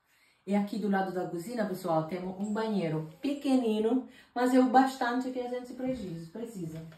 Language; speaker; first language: Portuguese; non-native, fluent; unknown